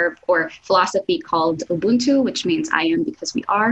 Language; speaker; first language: English; non-native, local second language; Filipino